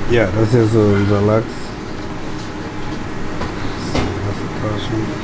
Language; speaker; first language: German; non-native, learner; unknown